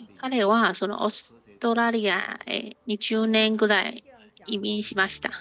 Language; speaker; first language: Japanese; non-native, learner; Chinese